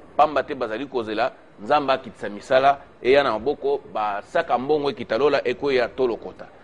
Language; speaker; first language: Lingala; native; Lingala